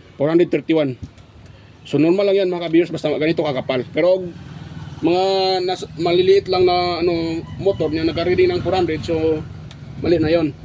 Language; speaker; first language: Filipino; non-native, local second language; Cebuano